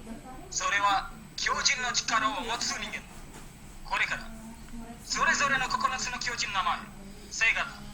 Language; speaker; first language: Japanese; non-native, learner; Indonesian